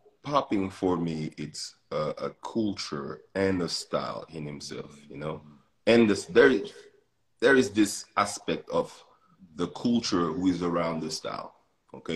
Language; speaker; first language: English; non-native, fluent; French